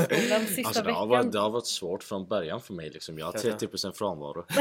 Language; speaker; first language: Swedish; non-native, fluent; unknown